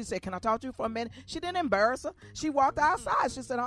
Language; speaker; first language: English; native; English